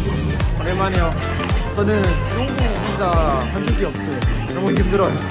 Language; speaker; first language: Korean; non-native, learner; Thai